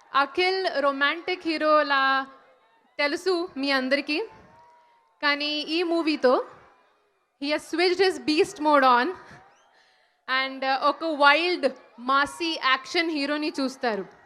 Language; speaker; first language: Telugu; non-native, learner; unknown